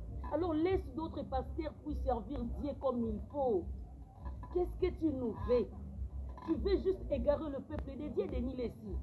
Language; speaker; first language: French; non-native, local second language; Lingala